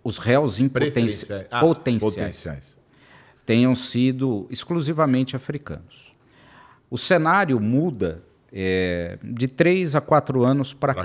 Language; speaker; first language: Portuguese; native; Portuguese